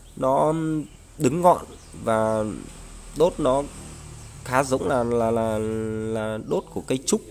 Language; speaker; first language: Vietnamese; native; Vietnamese